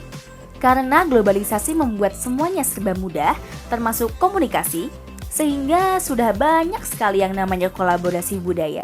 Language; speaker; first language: Indonesian; native; Indonesian